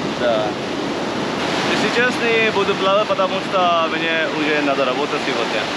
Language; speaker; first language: Russian; non-native, learner; Hindi